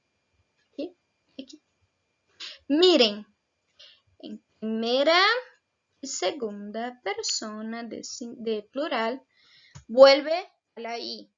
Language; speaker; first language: Spanish; non-native, fluent; Portuguese